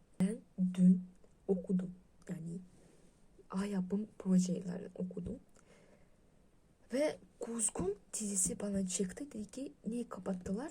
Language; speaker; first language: Turkish; non-native, learner; Russian